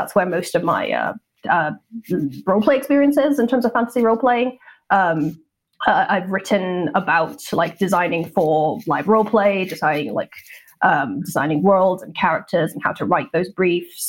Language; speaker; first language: English; non-native, local second language; Cantonese